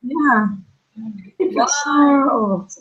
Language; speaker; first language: English; non-native, fluent; Dutch